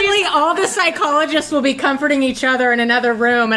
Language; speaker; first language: English; native; English